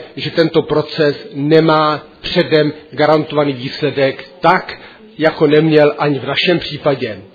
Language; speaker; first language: Czech; native; Czech